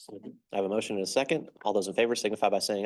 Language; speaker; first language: English; native; English